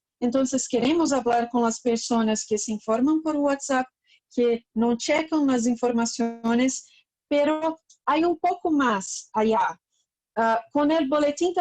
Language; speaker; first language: Spanish; non-native, fluent; Portuguese